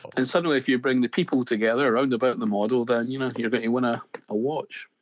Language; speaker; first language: English; native; English